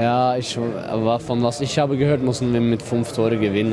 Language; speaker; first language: German; non-native, fluent; Norwegian